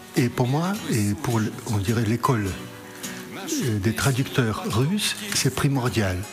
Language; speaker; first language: French; non-native, fluent; Russian